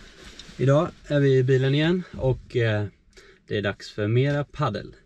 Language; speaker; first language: Swedish; native; Swedish